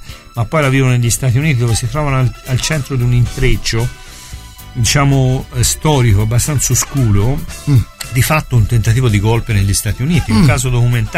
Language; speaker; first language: Italian; native; Italian